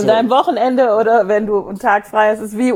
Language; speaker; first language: German; native; German